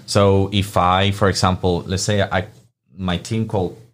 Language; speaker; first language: English; non-native, fluent; Spanish